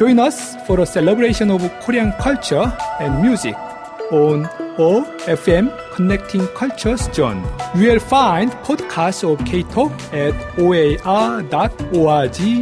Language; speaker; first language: English; non-native, learner; Korean